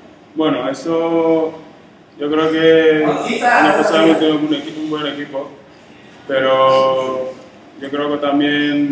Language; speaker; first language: Spanish; non-native, fluent; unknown